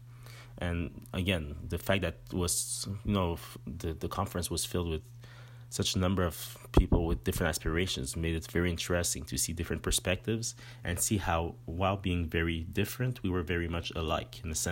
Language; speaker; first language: English; non-native, fluent; French